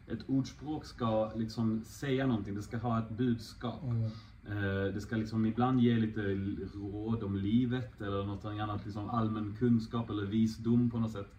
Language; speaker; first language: Swedish; native; Swedish